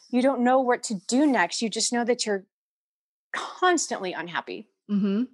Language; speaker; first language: English; native; English